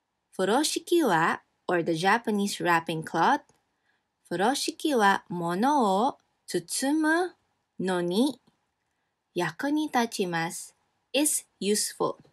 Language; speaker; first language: Japanese; non-native, fluent; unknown